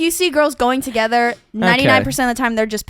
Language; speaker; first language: English; native; English